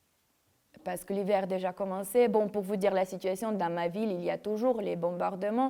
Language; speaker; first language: French; non-native, fluent; Ukrainian